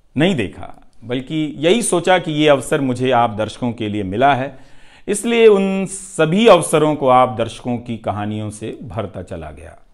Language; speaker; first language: Hindi; non-native, local second language; Bhojpuri